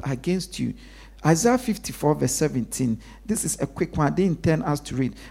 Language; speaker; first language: English; non-native, local second language; Akan